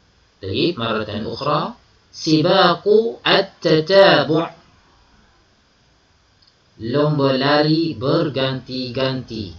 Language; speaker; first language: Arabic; non-native, fluent; Malay